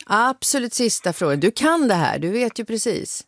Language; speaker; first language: Swedish; native; Swedish